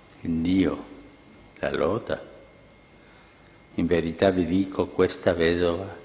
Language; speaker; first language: Italian; non-native, fluent; Spanish